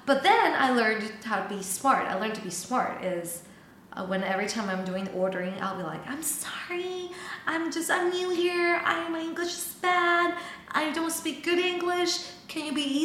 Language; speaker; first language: English; non-native, fluent; Chinese